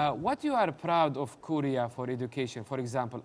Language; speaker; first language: English; non-native, learner; Arabic